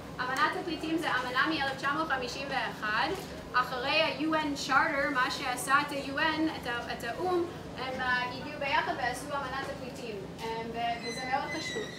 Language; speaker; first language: Hebrew; non-native, fluent; English